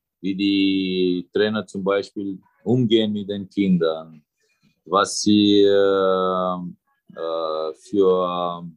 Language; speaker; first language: German; non-native, fluent; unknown